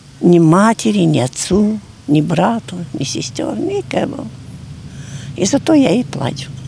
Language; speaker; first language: Russian; non-native, local second language; Bulgarian